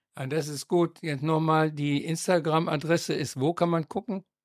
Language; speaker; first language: German; native; German